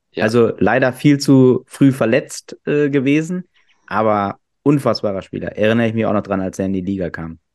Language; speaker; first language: German; native; German